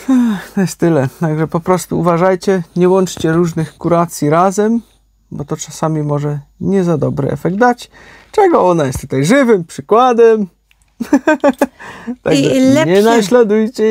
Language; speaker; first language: Polish; native; Polish